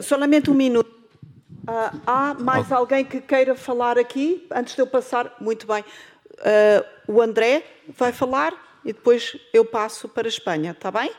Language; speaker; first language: Spanish; non-native, fluent; Portuguese